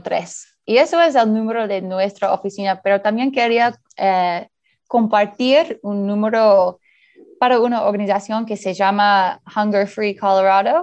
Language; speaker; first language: Spanish; early bilingual, heritage; Spanish